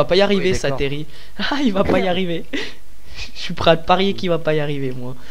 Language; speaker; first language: French; native; French